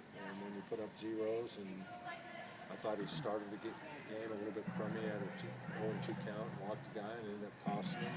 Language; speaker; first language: English; native; English